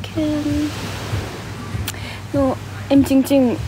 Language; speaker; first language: English; non-native, learner; Thai